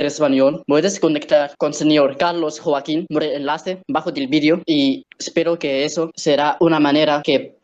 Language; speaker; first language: Spanish; non-native, learner; Arabic